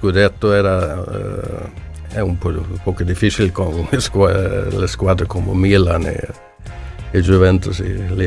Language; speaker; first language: Italian; non-native, learner; Swedish